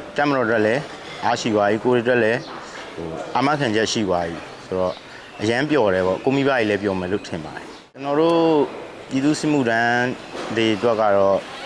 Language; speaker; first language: Burmese; native; Burmese